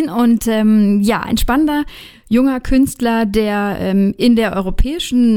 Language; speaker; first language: German; native; German